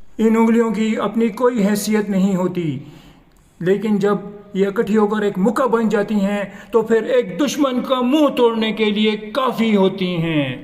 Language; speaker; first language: Urdu; non-native, local second language; Northern Hindko